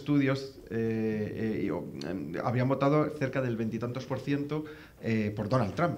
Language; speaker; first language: Spanish; native; Spanish